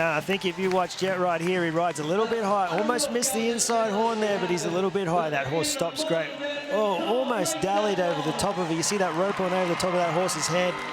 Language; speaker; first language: English; native; English